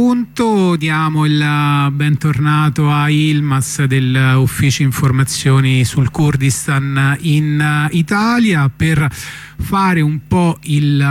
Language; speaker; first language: Italian; native; Italian